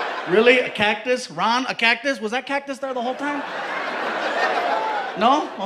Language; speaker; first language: English; native; English